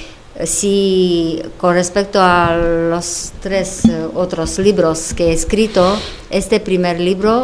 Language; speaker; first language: Spanish; non-native, fluent; Romanian